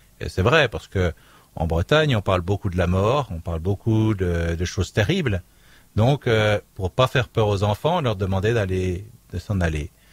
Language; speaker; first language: French; native; French